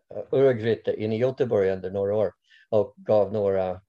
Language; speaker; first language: Swedish; non-native, fluent; English